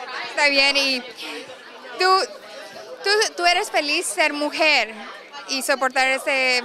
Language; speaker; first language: Spanish; early bilingual, heritage; Spanish